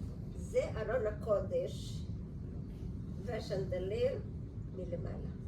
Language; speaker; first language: Hebrew; early bilingual, other home language; Bulgarian